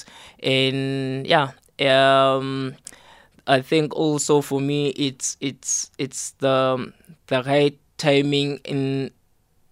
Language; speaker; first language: English; non-native, local second language; Southern Sotho